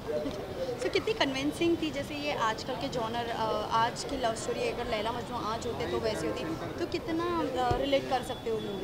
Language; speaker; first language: Hindi; native; Hindi